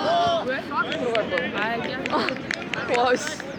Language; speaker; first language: Korean; native; Korean